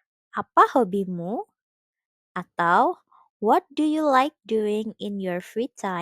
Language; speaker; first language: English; non-native, fluent; Indonesian